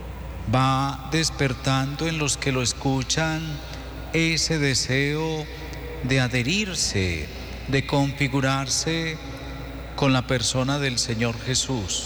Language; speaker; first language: Spanish; native; Spanish